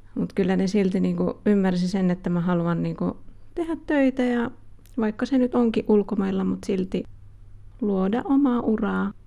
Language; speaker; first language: Finnish; native; Finnish